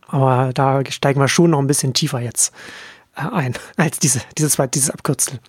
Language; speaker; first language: German; native; German